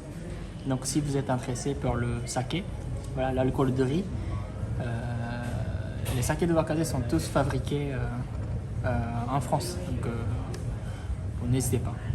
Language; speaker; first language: French; non-native, fluent; Japanese